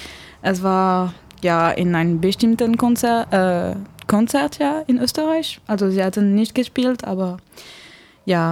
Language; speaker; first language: German; non-native, learner; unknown